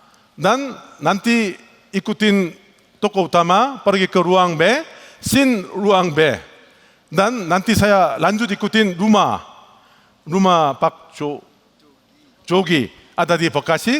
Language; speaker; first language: Indonesian; non-native, learner; Korean